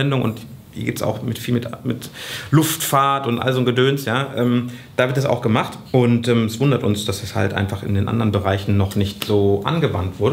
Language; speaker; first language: German; native; German